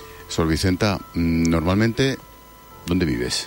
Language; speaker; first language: Spanish; native; Spanish